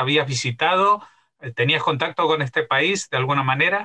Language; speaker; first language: Spanish; native; Spanish